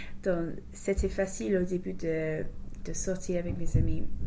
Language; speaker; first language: French; non-native, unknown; English